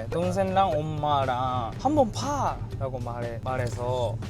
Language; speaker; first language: Korean; non-native, learner; Japanese